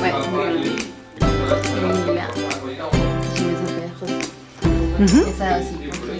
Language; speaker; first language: French; non-native, learner; Spanish